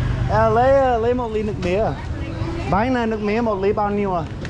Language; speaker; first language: Vietnamese; non-native, learner; English